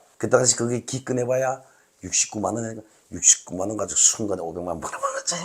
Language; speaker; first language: Korean; native; Korean